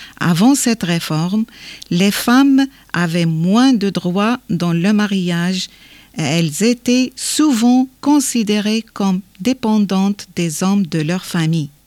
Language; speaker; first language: French; non-native, local second language; Arabic